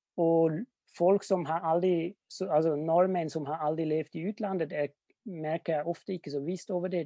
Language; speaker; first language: Norwegian; non-native, fluent; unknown